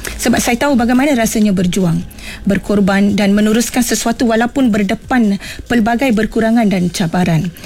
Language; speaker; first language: Malay; non-native, local second language; Tamil